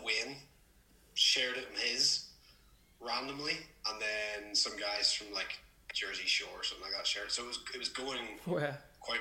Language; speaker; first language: English; native; English